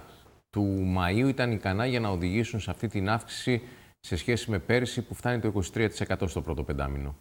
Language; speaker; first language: Greek; native; Greek